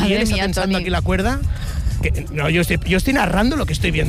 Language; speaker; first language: Spanish; native; Spanish